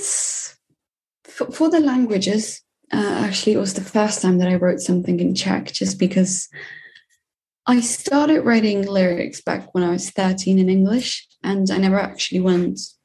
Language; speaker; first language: English; non-native, fluent; Czech